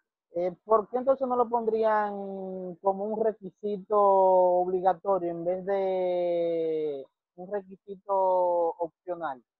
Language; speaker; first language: Spanish; native; Spanish